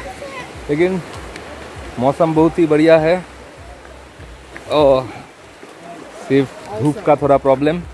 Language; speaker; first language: Hindi; non-native, local second language; Bangla